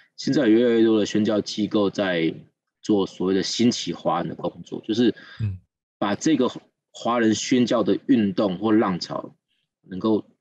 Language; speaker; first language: Chinese; native; Chinese